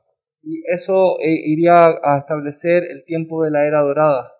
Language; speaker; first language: Spanish; native; Spanish